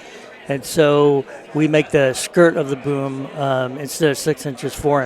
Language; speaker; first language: English; native; English